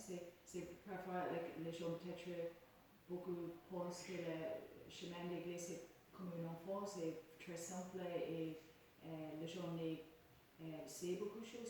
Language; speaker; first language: French; non-native, learner; English